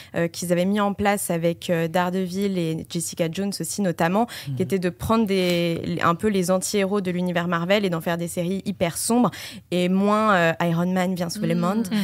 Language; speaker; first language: French; native; French